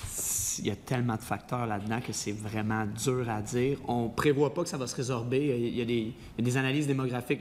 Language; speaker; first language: French; native; French